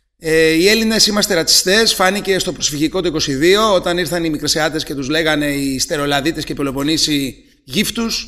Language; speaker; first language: Greek; native; Greek